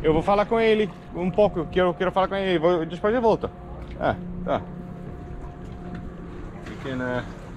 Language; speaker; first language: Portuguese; non-native, learner; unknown